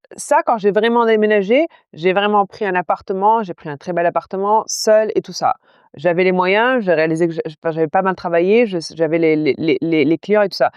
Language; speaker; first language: French; non-native, local second language; Arabic